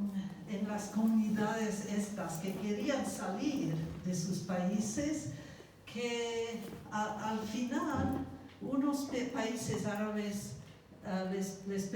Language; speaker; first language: Spanish; non-native, fluent; English